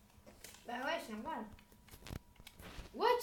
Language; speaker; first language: French; native; French